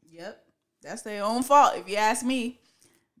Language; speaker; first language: English; native; English